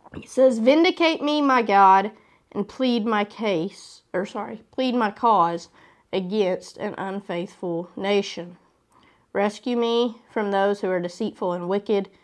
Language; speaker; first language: English; native; English